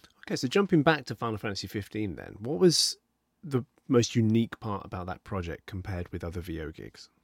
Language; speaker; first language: English; native; English